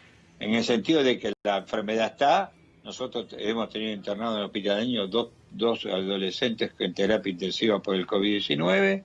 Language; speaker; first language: Spanish; native; Spanish